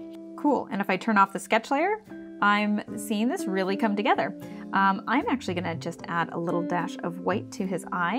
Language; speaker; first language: English; native; English